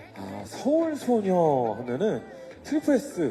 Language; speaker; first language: Korean; native; Korean